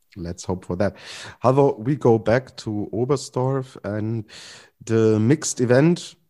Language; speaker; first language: English; non-native, fluent; German